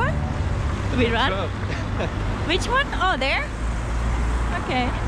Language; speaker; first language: English; non-native, learner; Khmer